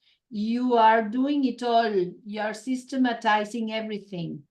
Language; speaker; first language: English; non-native, fluent; Spanish